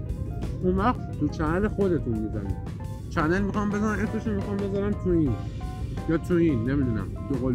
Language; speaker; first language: Persian; native; Persian